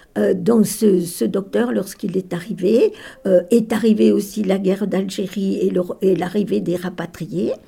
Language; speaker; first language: French; native; French